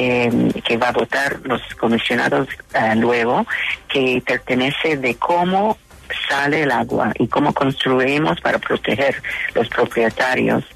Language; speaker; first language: Spanish; non-native, fluent; English